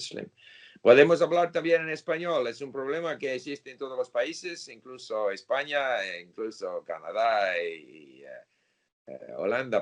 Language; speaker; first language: Spanish; non-native, fluent; English